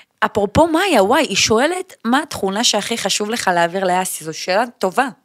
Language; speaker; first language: Hebrew; native; Hebrew